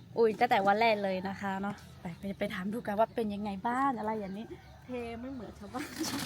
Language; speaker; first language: Thai; non-native, local second language; Lahu